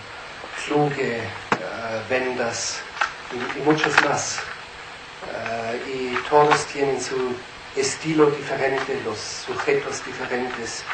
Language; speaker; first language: Spanish; non-native, fluent; German